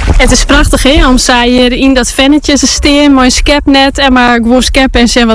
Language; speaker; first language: Dutch; non-native, local second language; Western Frisian